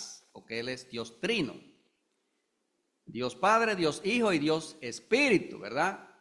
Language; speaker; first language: Spanish; native; Spanish